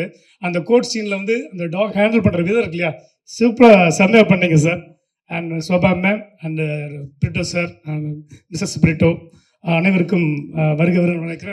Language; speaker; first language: Tamil; native; Tamil